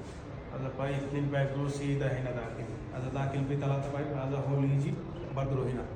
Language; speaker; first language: Arabic; non-native, learner; Bangla